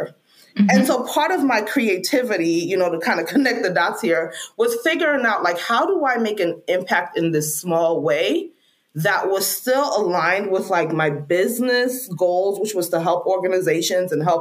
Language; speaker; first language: English; non-native, local second language; Krio